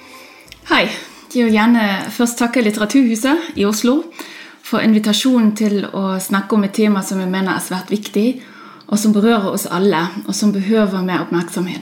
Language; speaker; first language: Norwegian; non-native, fluent; German